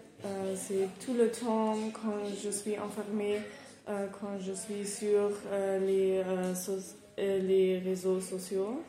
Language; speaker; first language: French; non-native, learner; German